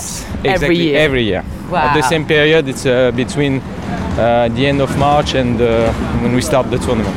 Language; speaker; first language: English; non-native, learner; French